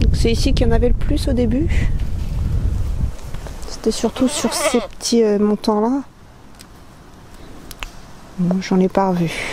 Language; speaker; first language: French; native; French